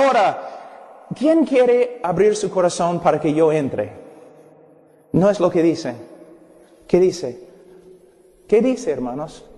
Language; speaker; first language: Spanish; non-native, fluent; English